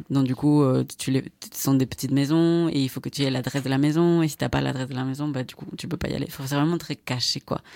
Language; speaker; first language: French; non-native, fluent; Spanish